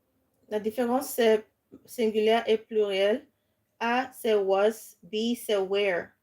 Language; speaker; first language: French; non-native, fluent; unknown